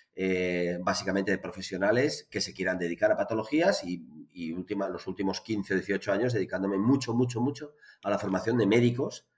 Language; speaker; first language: Spanish; native; Spanish